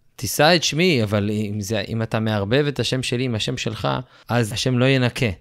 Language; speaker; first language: Hebrew; native; Hebrew